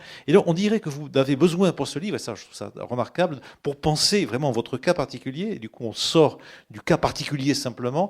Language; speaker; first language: French; native; French